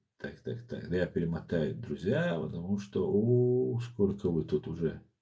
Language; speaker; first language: Russian; non-native, local second language; Chechen